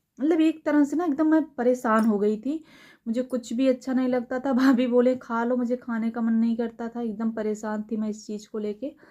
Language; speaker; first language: Hindi; native; Hindi